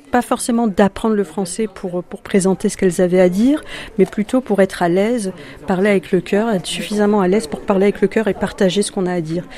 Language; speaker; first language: French; native; French